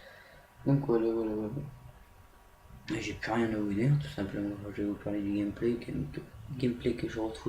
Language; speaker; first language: French; native; French